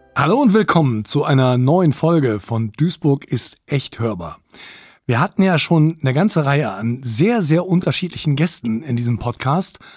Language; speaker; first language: German; native; German